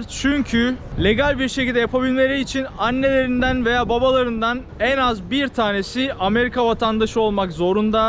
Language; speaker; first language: Turkish; native; Turkish